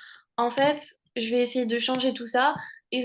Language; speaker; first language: French; native; French